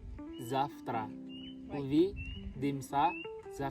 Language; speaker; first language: Russian; non-native, learner; Indonesian